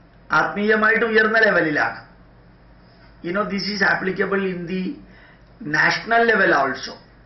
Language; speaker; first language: English; non-native, local second language; Malayalam